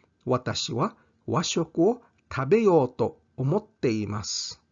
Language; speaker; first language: Japanese; non-native, fluent; English